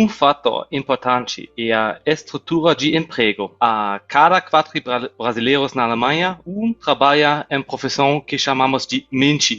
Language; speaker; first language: Portuguese; non-native, fluent; German